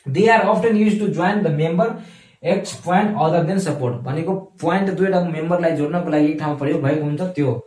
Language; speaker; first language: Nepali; non-native, local second language; Maithili